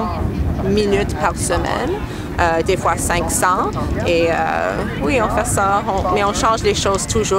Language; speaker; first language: French; non-native, local second language; English